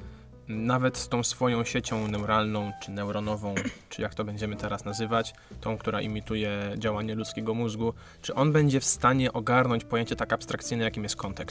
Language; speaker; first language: Polish; native; Polish